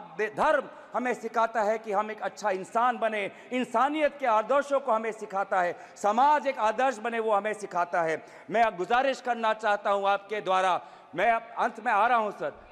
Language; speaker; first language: Hindi; non-native, local second language; Assamese